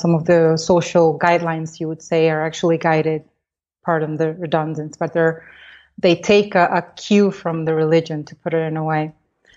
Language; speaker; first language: English; non-native, fluent; Spanish